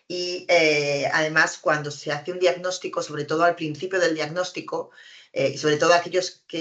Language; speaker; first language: Spanish; native; Spanish